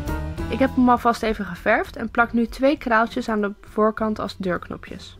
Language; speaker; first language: Dutch; native; Dutch